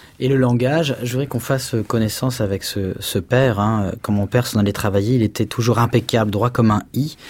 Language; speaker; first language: French; native; French